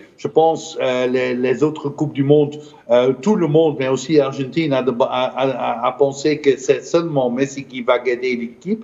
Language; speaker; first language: French; non-native, fluent; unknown